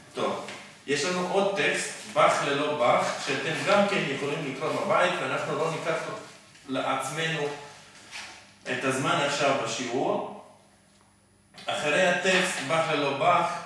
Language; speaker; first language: Hebrew; non-native, fluent; Serbian